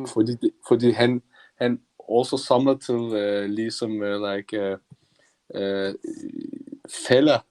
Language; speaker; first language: Danish; non-native, learner; Turkish